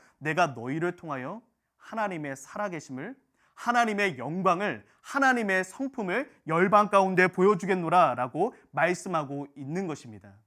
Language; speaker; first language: Korean; native; Korean